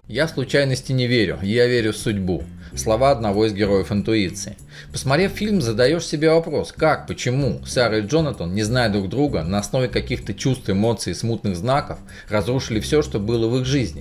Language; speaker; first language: Russian; native; Russian